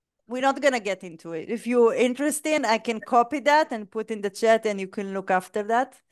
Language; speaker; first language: English; non-native, fluent; Hebrew